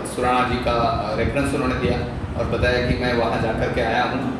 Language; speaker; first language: Hindi; non-native, local second language; Marathi